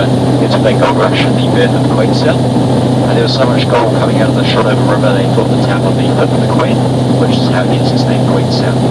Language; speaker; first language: English; native; English